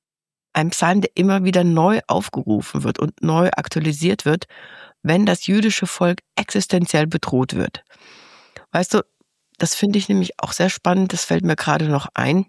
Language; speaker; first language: German; native; German